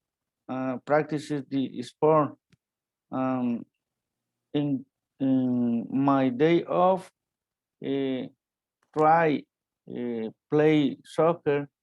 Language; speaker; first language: English; non-native, learner; Spanish